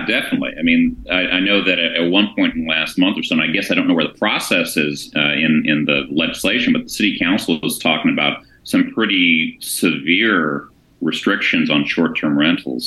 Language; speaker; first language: English; native; English